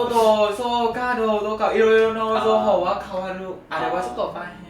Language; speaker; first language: Japanese; non-native, learner; Vietnamese